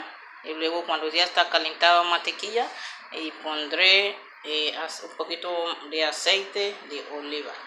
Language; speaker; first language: Spanish; non-native, learner; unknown